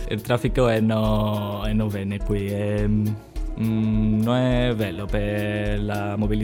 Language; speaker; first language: Italian; non-native, learner; Spanish